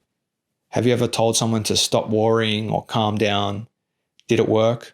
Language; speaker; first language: English; native; English